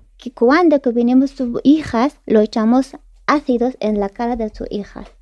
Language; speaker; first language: Spanish; non-native, learner; Persian